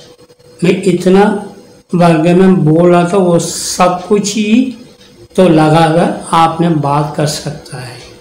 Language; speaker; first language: Hindi; non-native, local second language; Tamil